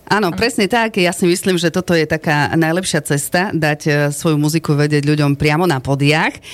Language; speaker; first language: Slovak; native; Slovak